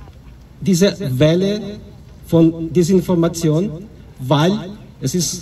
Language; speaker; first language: German; non-native, fluent; Ukrainian